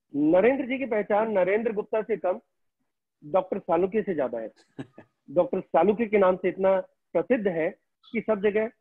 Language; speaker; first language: Hindi; native; Hindi